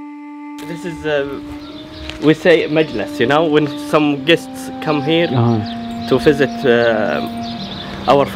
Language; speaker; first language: English; non-native, learner; Arabic